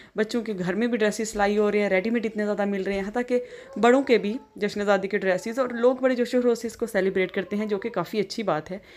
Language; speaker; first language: Urdu; native; Urdu